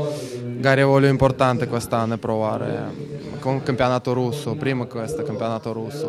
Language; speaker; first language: Italian; non-native, learner; Russian